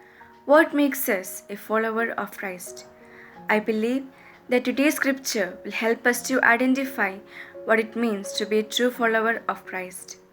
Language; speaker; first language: English; non-native, local second language; Malayalam